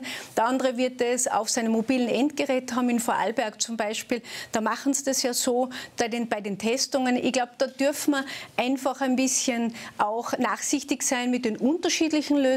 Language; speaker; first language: German; native; German